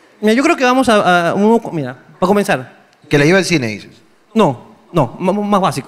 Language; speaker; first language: Spanish; native; Spanish